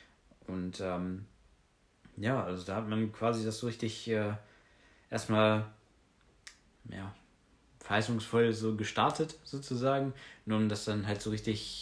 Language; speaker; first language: German; native; German